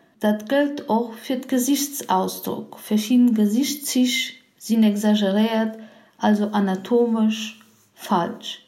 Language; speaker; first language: Luxembourgish; non-native, fluent; Polish